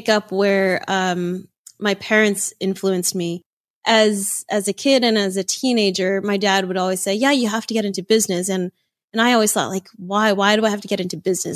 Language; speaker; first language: English; native; English